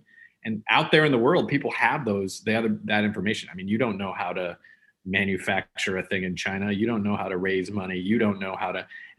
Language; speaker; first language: English; native; English